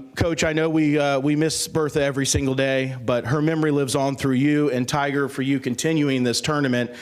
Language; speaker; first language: English; native; English